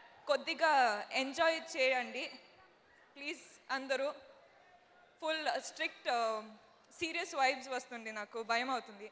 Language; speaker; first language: Telugu; non-native, learner; Kannada